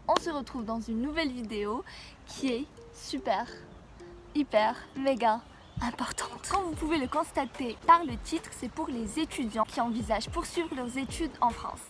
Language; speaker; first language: French; non-native, local second language; Arabic